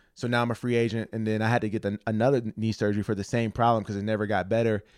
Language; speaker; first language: English; native; English